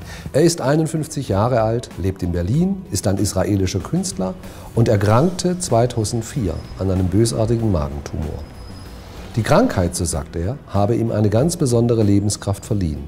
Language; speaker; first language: German; native; German